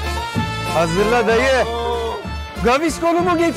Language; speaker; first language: Turkish; native; Turkish